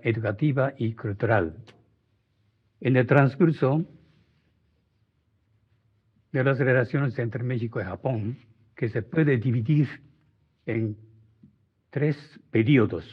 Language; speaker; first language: Spanish; non-native, fluent; Japanese